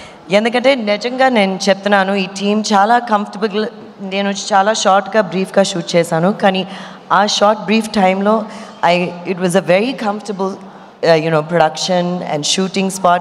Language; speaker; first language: Telugu; non-native, fluent; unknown